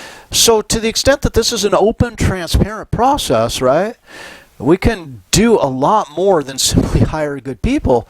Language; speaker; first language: English; native; English